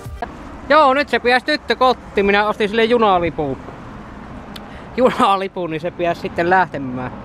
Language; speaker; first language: Finnish; native; Finnish